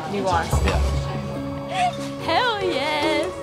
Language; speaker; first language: English; native; English